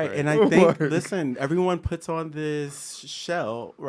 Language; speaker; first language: English; native; English